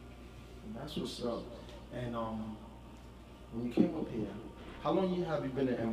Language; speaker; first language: English; native; English